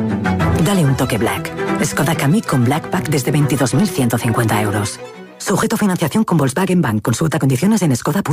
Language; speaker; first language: Spanish; native; Spanish